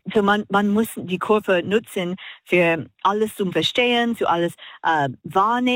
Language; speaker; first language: German; non-native, learner; English